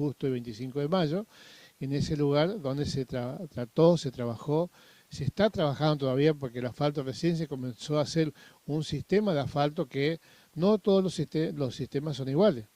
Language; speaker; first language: Spanish; native; Spanish